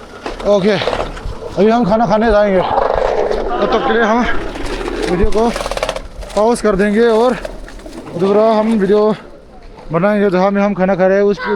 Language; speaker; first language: Hindi; non-native, local second language; Mizo